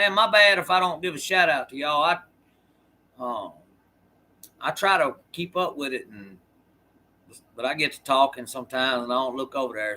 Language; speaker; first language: English; native; English